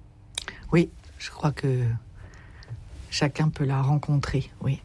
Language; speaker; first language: French; native; French